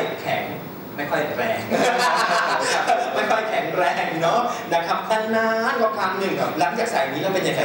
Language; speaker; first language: Thai; native; Thai